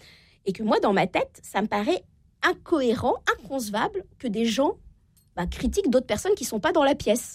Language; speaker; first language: French; native; French